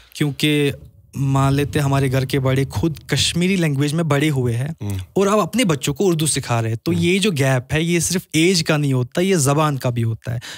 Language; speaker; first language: Urdu; non-native, local second language; Kashmiri